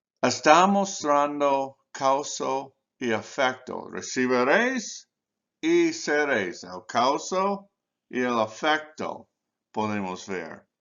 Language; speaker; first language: Spanish; non-native, fluent; English